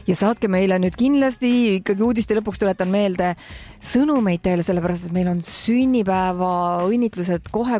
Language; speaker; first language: Estonian; native; Estonian